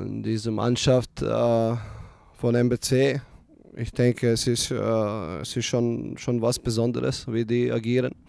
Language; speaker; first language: German; non-native, fluent; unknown